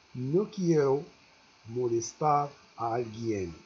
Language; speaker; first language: Spanish; non-native, learner; Arabic